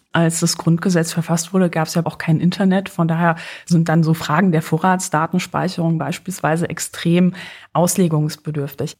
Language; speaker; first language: German; early bilingual, other home language; Polish